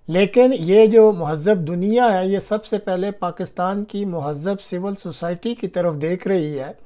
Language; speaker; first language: Urdu; non-native, local second language; Punjabi